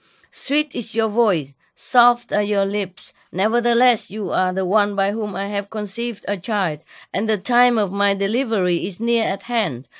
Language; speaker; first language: English; non-native, fluent; Vietnamese